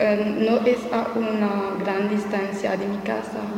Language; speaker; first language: Spanish; non-native, learner; French